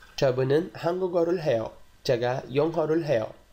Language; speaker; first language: Korean; non-native, fluent; Portuguese